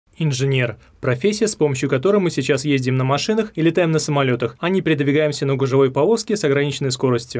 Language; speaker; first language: Russian; native; Russian